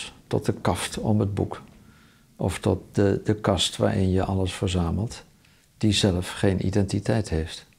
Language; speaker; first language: Dutch; native; Dutch